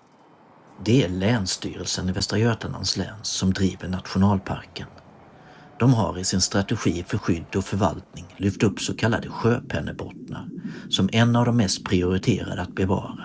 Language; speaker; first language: Swedish; native; Swedish